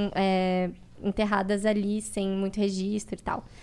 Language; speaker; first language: Portuguese; native; Portuguese